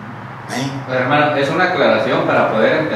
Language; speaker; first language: Spanish; native; Spanish